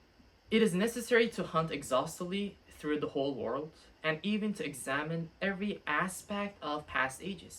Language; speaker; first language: English; non-native, fluent; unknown